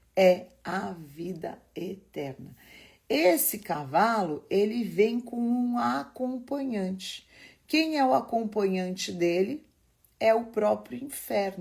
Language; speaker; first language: Portuguese; native; Portuguese